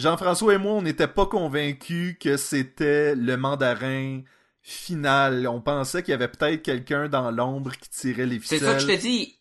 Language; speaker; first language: French; native; French